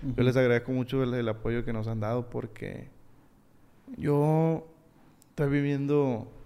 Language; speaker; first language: Spanish; native; Spanish